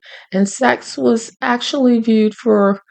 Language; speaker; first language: English; native; English